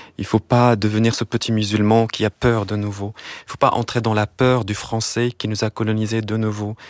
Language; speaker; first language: French; non-native, local second language; Arabic